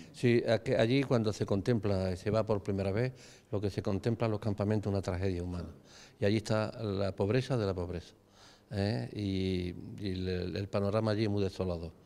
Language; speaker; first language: Spanish; native; Spanish